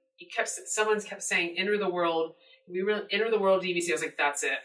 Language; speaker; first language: English; native; English